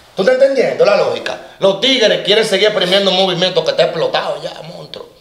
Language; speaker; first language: Spanish; native; Spanish